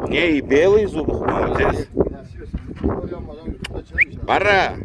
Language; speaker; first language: Russian; native; Russian